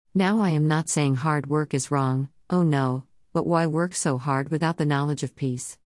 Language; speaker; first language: English; non-native, local second language; Jamaican Creole English